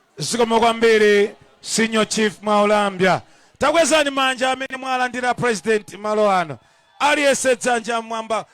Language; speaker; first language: Nyanja; non-native, local second language; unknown